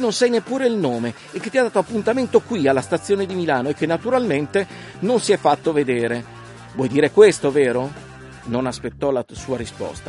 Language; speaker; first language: Italian; native; Italian